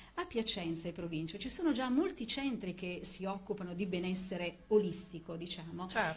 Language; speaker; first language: Italian; native; Italian